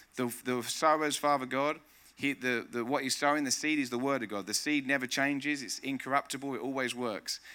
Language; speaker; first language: English; native; English